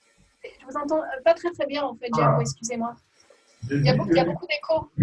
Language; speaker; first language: French; native; French